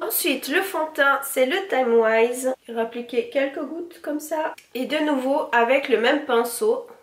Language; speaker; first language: French; native; French